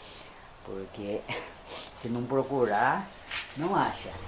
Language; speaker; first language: Portuguese; native; Portuguese